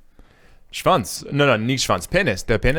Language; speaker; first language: German; non-native, learner; English